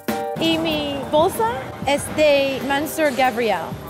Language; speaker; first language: Spanish; non-native, learner; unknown